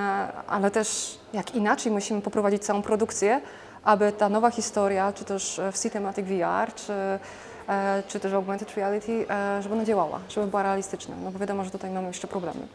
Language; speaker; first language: Polish; native; Polish